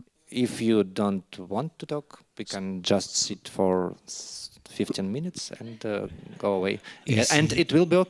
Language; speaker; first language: English; non-native, learner; Russian